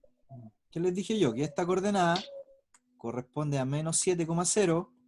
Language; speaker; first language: Spanish; native; Spanish